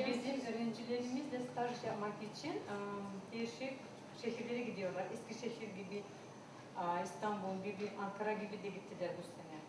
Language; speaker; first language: Turkish; non-native, fluent; Chuvash